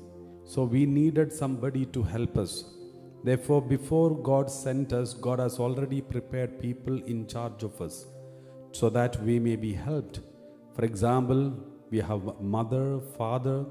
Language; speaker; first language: English; non-native, local second language; Malayalam